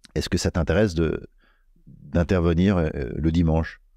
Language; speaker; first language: French; native; French